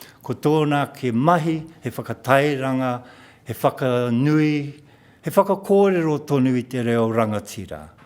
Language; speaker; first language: Māori; non-native, local second language; English